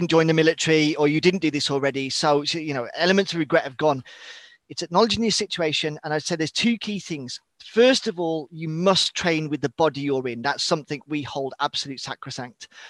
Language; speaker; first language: English; native; English